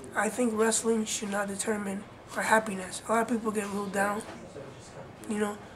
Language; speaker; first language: English; early bilingual, other home language; Spanish